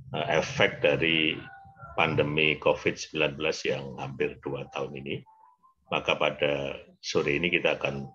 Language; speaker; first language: Indonesian; native; Indonesian